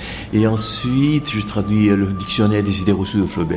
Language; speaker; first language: French; non-native, fluent; Bangla